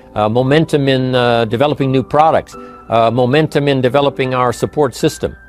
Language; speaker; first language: English; native; English